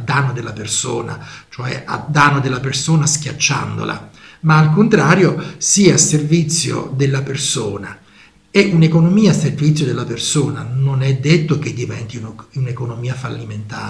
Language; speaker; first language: Italian; native; Italian